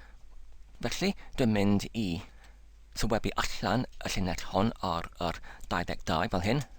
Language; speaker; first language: Welsh; non-native, learner; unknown